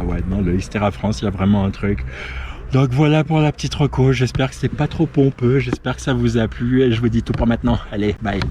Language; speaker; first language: French; native; French